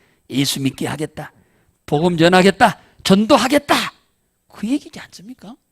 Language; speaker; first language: Korean; native; Korean